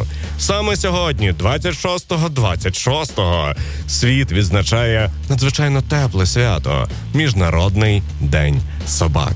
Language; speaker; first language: Ukrainian; native; Ukrainian